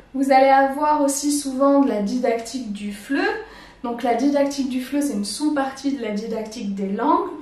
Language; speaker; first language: French; native; French